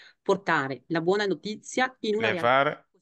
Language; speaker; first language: Italian; native; Italian